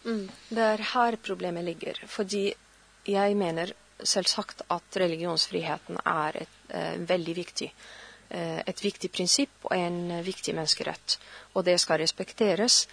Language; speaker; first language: Norwegian; non-native, fluent; Arabic